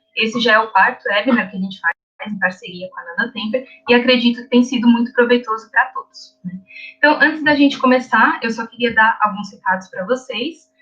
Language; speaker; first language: Portuguese; native; Portuguese